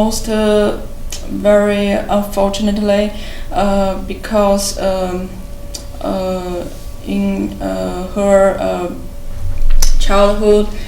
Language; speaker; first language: English; non-native, learner; Chinese